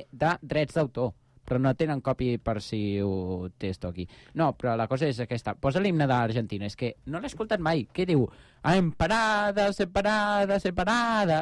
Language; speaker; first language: Catalan; native; Catalan